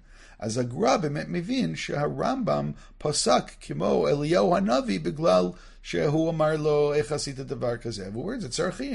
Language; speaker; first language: Hebrew; non-native, fluent; English